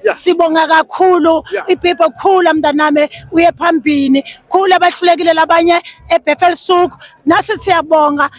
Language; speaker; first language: Zulu; non-native, local second language; Swati